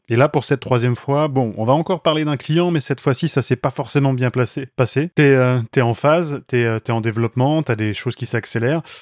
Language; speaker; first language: French; native; French